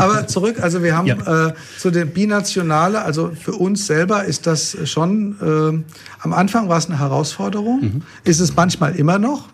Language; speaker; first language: German; native; German